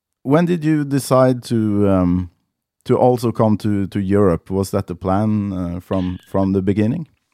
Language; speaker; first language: English; non-native, fluent; Norwegian